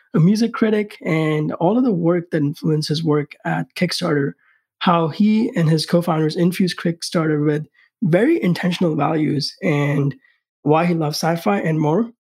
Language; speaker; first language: English; non-native, local second language; Hindi